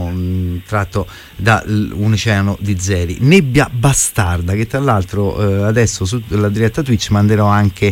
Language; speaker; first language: Italian; native; Italian